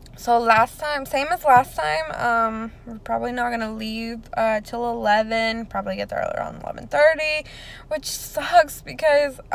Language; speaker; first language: English; early bilingual, other home language; Spanish